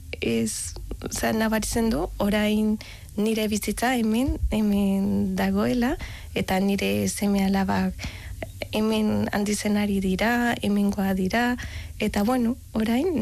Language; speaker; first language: Basque; non-native, learner; Spanish